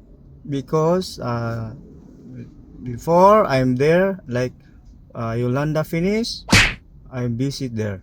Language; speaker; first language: English; non-native, learner; Nepali